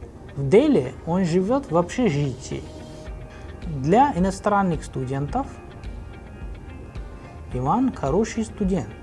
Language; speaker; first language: Russian; non-native, fluent; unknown